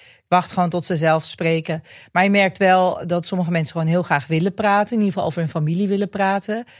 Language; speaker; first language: Dutch; native; Dutch